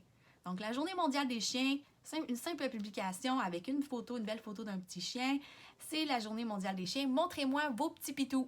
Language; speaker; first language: French; native; French